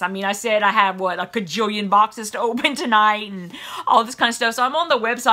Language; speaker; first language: English; native; English